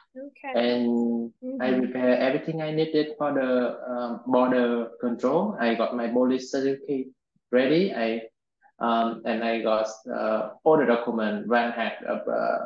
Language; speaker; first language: English; non-native, fluent; Vietnamese